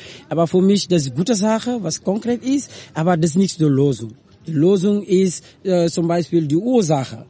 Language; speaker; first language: German; non-native, learner; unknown